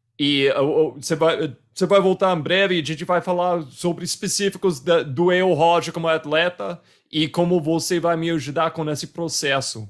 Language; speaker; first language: Portuguese; non-native, fluent; English